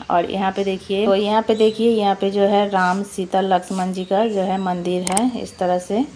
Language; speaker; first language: Hindi; non-native, local second language; Odia